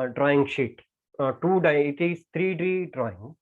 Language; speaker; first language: English; non-native, local second language; Kannada